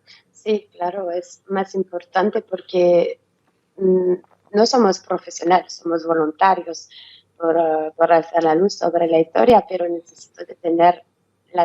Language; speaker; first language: Spanish; non-native, learner; French